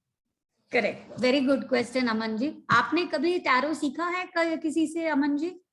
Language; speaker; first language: Hindi; native; Hindi